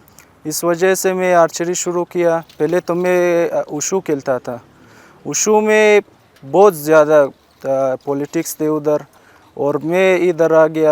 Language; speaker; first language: Hindi; non-native, local second language; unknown